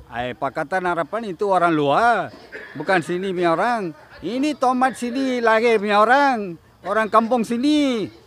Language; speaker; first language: Malay; non-native, local second language; Tamil